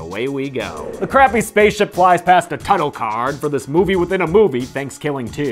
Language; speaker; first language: English; native; English